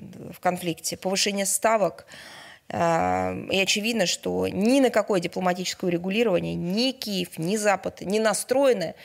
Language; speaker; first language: Russian; native; Russian